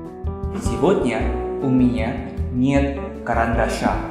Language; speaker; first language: Russian; non-native, fluent; Indonesian